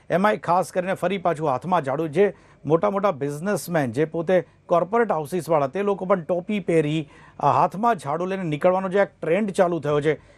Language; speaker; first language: Gujarati; native; Gujarati